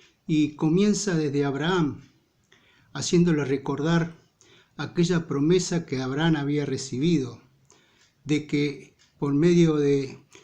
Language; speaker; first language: Spanish; native; Spanish